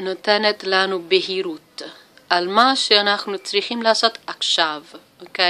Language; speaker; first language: Hebrew; non-native, learner; Italian